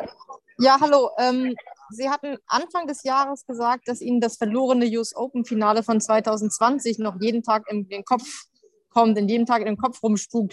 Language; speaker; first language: German; native; German